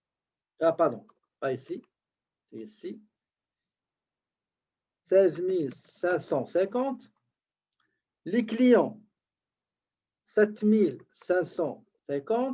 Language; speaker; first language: French; native; French